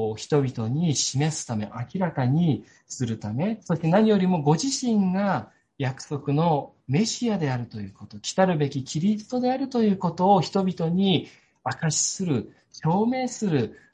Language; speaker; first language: Japanese; native; Japanese